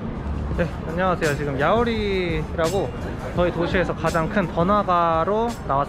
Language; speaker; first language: Korean; non-native, fluent; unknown